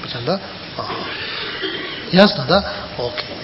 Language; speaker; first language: Russian; non-native, learner; Tibetan